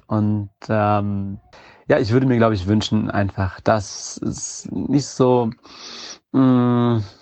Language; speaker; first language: German; native; German